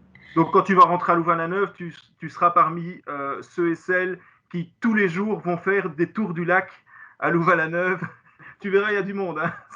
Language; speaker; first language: French; native; French